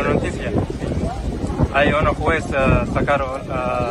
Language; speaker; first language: Spanish; non-native, learner; Arabic